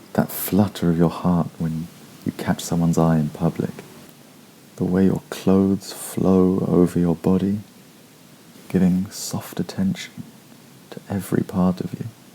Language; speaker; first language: English; native; English